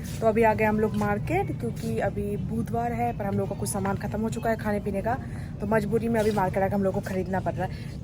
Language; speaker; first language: Hindi; non-native, local second language; Bangla